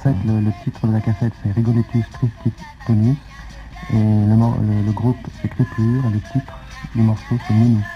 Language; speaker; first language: French; native; French